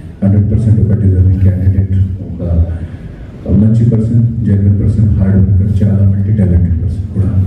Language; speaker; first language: Telugu; non-native, fluent; Hindi